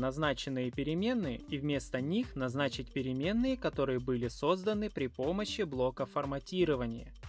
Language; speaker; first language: Russian; native; Russian